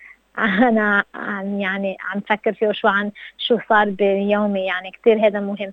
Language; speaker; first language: Arabic; early bilingual, heritage; Arabic